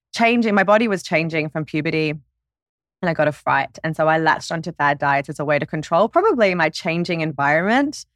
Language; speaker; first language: English; native; English